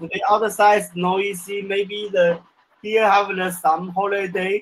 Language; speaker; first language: English; non-native, learner; Chinese